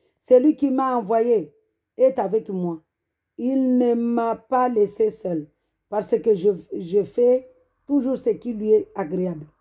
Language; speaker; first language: French; non-native, local second language; Comorian